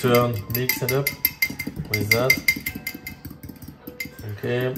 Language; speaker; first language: English; non-native, learner; French